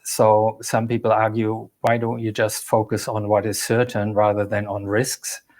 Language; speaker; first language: English; non-native, fluent; German